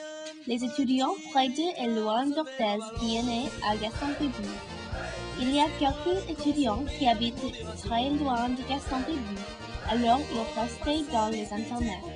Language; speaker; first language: French; non-native, learner; English